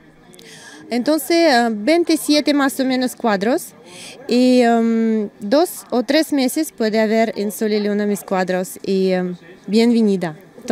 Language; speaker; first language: Spanish; non-native, learner; Russian